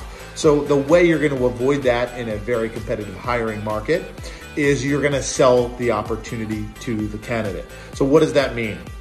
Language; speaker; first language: English; native; English